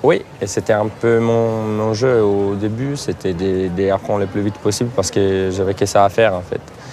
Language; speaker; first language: French; non-native, fluent; Italian